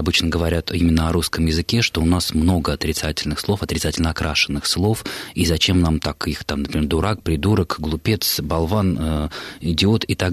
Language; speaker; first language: Russian; native; Russian